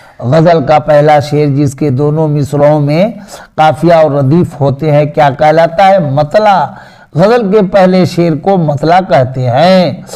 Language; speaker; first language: Urdu; native; Urdu